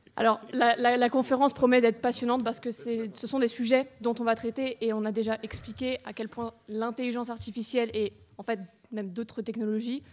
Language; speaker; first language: French; native; French